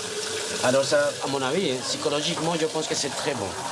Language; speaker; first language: French; non-native, fluent; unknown